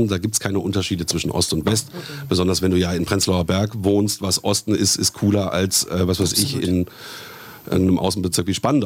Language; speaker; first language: German; native; German